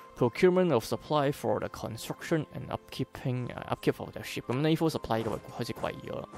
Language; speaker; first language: English; non-native, local second language; Cantonese